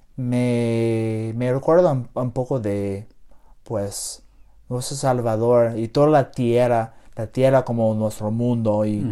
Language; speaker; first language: Spanish; non-native, learner; English